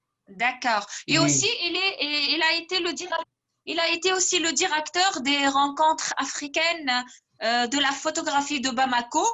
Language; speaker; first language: French; non-native, fluent; Arabic